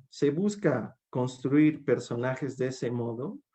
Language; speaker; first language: Spanish; native; Spanish